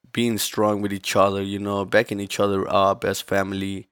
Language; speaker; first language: English; early bilingual, other home language; Spanish